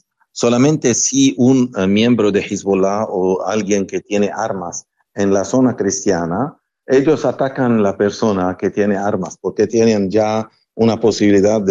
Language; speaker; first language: Spanish; non-native, fluent; Arabic